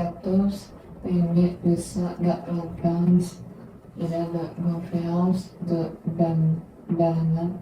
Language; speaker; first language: French; non-native, learner; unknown